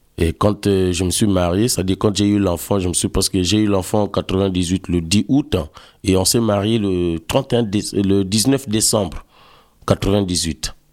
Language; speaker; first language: French; non-native, local second language; Lingala